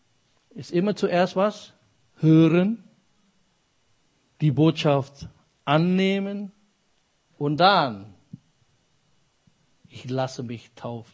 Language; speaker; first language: German; non-native, fluent; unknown